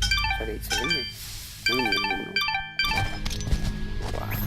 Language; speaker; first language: Spanish; native; Spanish